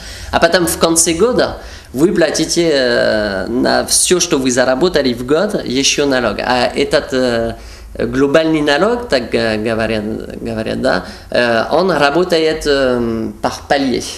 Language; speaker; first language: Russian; non-native, fluent; French